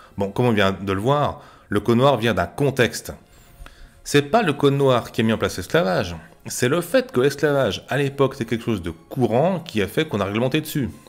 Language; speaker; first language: French; native; French